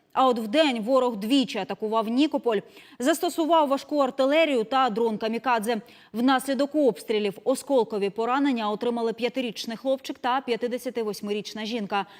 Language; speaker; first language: Ukrainian; native; Ukrainian